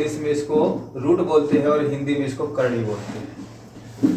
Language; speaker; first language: Hindi; native; Hindi